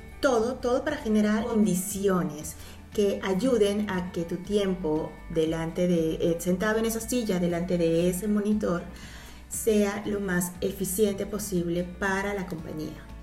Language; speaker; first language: Spanish; native; Spanish